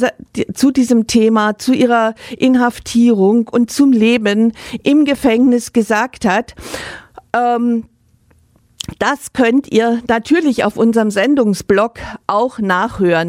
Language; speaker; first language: German; native; German